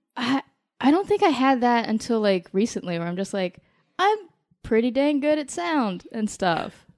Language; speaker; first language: English; native; English